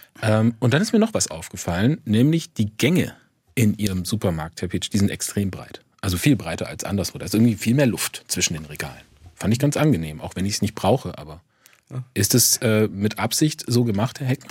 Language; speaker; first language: German; native; German